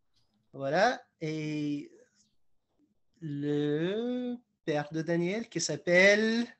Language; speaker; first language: French; non-native, fluent; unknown